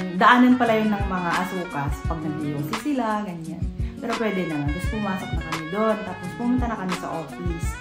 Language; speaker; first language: Filipino; native; Filipino